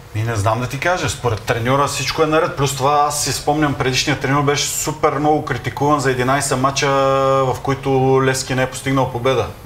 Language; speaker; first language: Bulgarian; native; Bulgarian